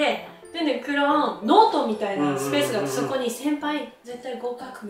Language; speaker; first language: Korean; non-native, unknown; Japanese